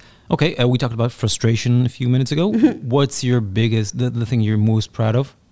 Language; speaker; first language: English; non-native, fluent; Hebrew